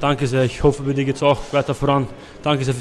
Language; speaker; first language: German; native; German